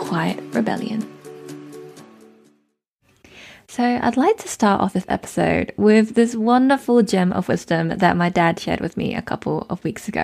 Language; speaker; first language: English; native; English